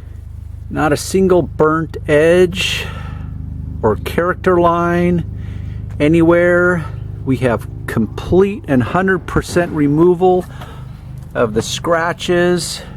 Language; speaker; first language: English; native; English